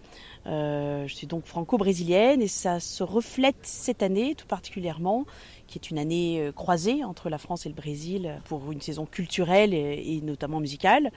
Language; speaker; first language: French; native; French